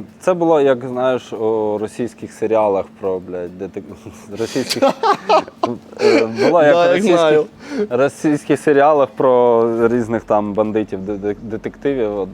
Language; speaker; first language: Ukrainian; native; Ukrainian